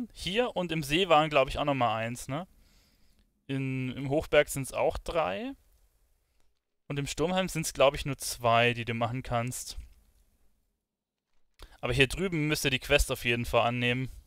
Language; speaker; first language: German; native; German